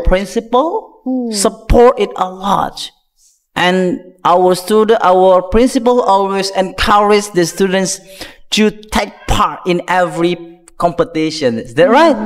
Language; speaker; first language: English; non-native, fluent; Indonesian